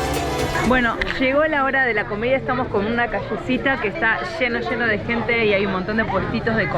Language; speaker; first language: Spanish; native; Spanish